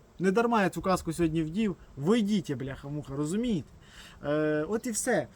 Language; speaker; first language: Ukrainian; native; Ukrainian